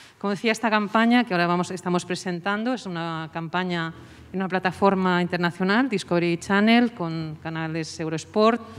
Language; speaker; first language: Spanish; non-native, local second language; Catalan